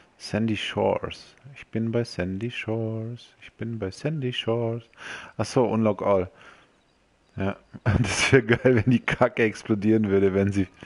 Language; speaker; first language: German; early bilingual, other home language; Croatian